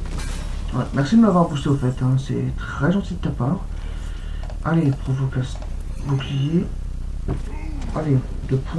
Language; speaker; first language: French; native; French